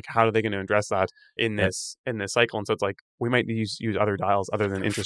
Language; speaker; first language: English; native; English